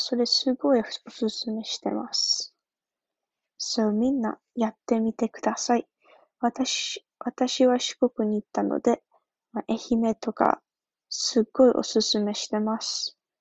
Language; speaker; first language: Japanese; early bilingual, heritage; Japanese